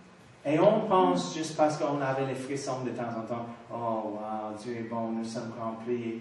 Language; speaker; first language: French; non-native, fluent; English